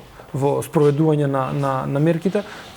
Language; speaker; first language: Macedonian; native; Macedonian